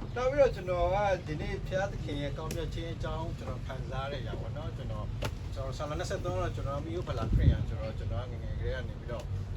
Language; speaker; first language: Burmese; non-native, local second language; S'gaw Karen